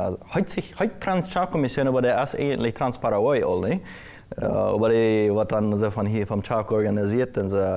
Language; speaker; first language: German; non-native, local second language; Plautdietsch